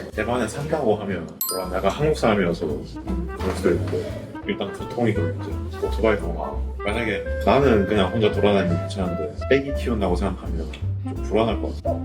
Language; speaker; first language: Korean; native; Korean